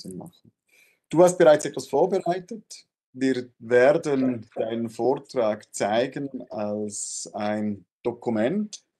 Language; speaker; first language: German; native; German